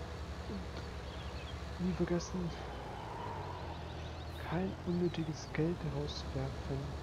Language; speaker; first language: German; native; German